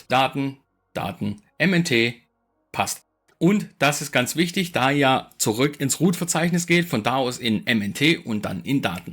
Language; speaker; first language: German; native; German